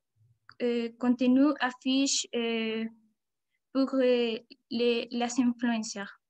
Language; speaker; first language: French; non-native, learner; Spanish